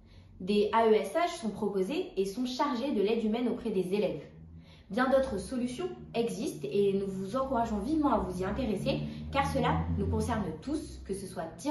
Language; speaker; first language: French; native; French